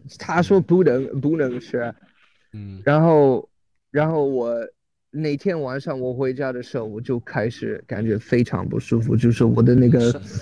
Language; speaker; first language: Chinese; non-native, learner; English